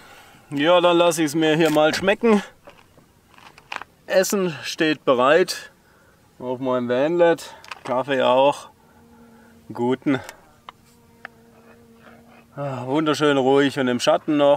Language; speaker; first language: German; native; German